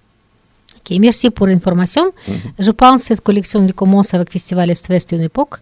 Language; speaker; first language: French; non-native, learner; Russian